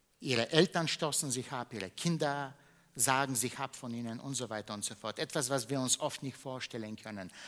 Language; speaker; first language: German; non-native, fluent; Bulgarian